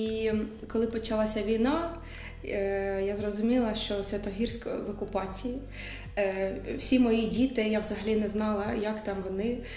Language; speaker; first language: Ukrainian; native; Ukrainian